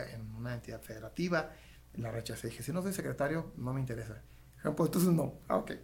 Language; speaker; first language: Spanish; native; Spanish